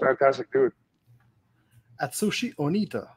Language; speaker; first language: English; non-native, local second language; French